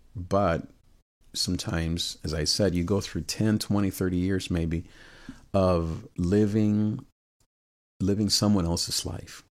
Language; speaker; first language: English; early bilingual, other home language; Spanish